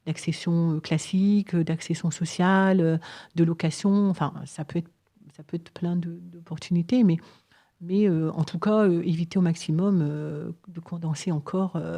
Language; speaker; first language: French; native; French